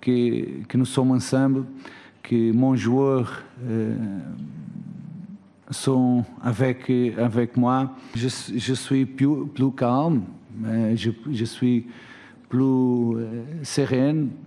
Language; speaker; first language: French; non-native, learner; Portuguese